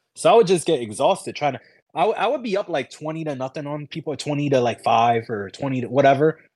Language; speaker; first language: English; early bilingual, other home language; Spanish